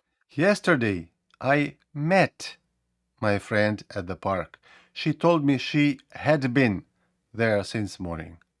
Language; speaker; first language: English; non-native, fluent; Ukrainian